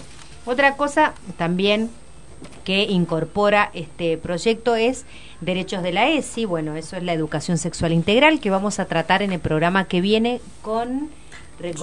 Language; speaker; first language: Spanish; native; Spanish